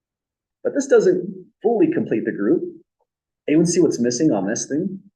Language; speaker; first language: English; native; English